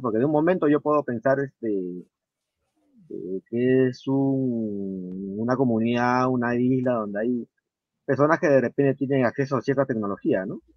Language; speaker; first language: Spanish; native; Spanish